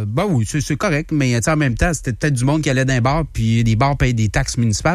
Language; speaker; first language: French; native; French